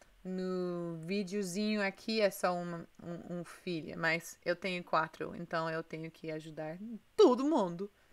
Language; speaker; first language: Portuguese; non-native, learner; English